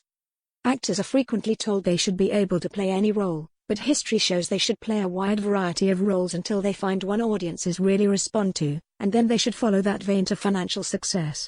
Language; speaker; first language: English; native; English